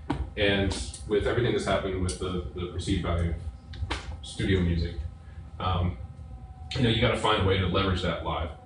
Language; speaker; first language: English; native; English